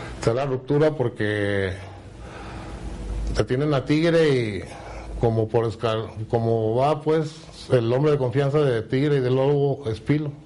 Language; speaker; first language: Spanish; native; Spanish